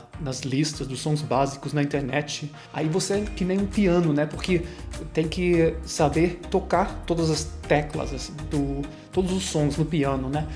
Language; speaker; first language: Portuguese; non-native, fluent; German